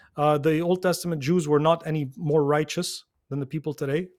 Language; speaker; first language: English; non-native, fluent; Arabic